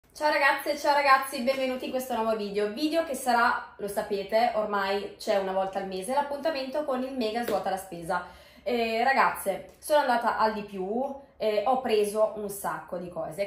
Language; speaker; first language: Italian; native; Italian